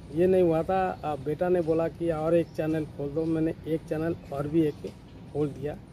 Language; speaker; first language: Hindi; non-native, local second language; Odia